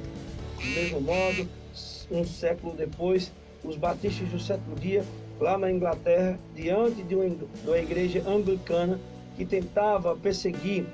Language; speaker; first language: Portuguese; native; Portuguese